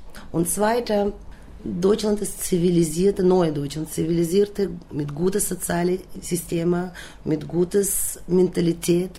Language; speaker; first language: German; non-native, learner; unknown